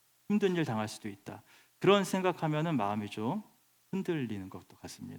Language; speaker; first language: Korean; native; Korean